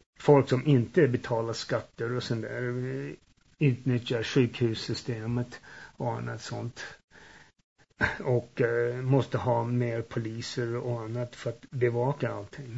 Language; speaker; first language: Swedish; early bilingual, heritage; Swedish